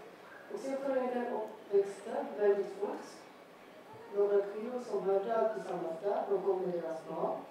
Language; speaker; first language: Swedish; non-native, learner; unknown